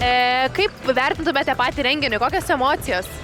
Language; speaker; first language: Lithuanian; native; Lithuanian